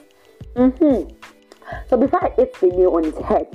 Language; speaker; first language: English; non-native, local second language; Yoruba